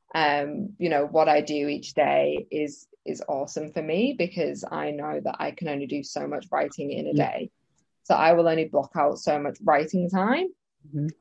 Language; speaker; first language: English; native; English